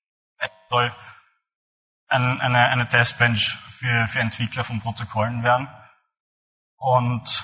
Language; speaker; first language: German; native; German